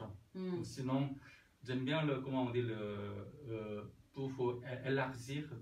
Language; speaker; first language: French; non-native, learner; Korean